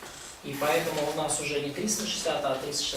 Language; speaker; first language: Russian; native; Russian